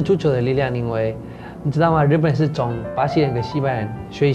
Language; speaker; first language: Chinese; non-native, fluent; Spanish